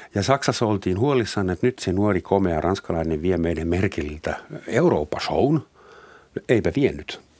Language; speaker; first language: Finnish; non-native, fluent; German